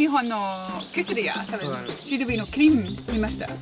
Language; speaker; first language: Japanese; non-native, learner; English